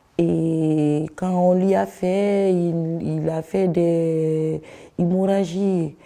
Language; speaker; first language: French; non-native, local second language; Fula